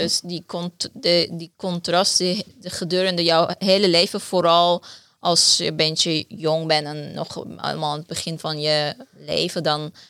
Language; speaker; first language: Dutch; non-native, fluent; Persian